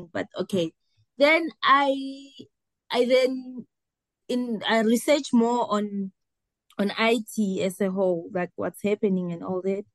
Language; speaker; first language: English; non-native, local second language; South Ndebele